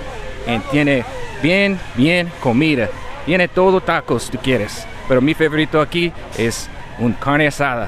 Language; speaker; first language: Spanish; non-native, learner; English